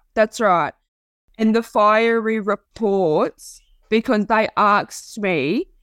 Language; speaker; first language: English; native; English